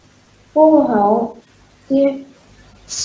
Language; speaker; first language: Chinese; non-native, learner; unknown